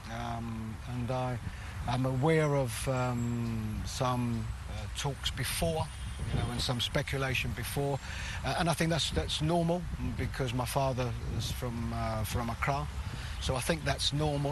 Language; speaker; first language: English; native; English